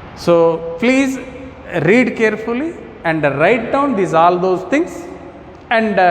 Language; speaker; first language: English; non-native, local second language; Kannada